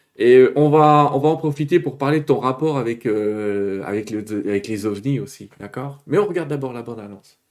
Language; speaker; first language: French; native; French